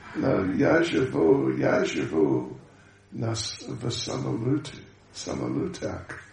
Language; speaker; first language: Russian; non-native, learner; English